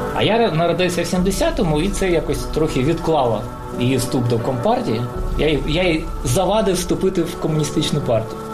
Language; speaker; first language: Ukrainian; non-native, local second language; Russian